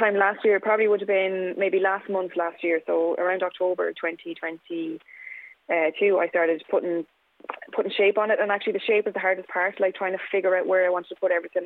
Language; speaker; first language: English; native; English